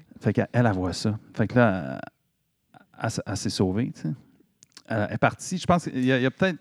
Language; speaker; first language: French; native; French